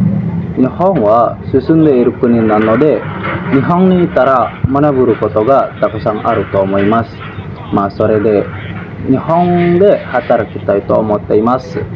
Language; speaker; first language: Japanese; non-native, learner; Indonesian